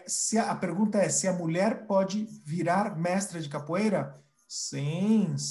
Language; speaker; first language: Portuguese; early bilingual, other home language; Spanish